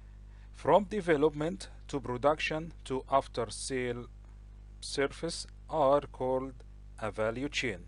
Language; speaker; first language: English; non-native, local second language; Arabic